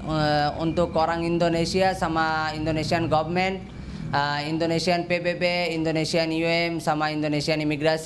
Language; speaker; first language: Indonesian; non-native, learner; Rohingya